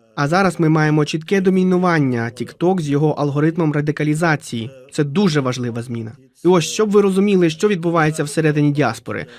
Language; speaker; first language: Ukrainian; non-native, fluent; Romanian